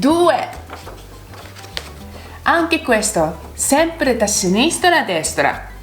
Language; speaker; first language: Italian; non-native, learner; Japanese